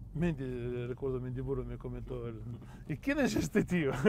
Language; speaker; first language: Spanish; non-native, fluent; Russian